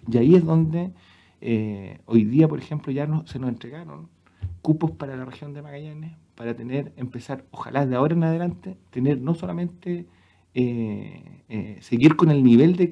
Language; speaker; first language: Spanish; native; Spanish